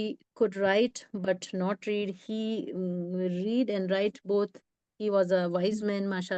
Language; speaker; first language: English; non-native, local second language; Hindi